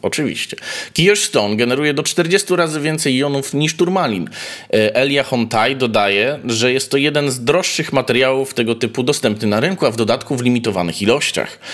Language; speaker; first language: Polish; native; Polish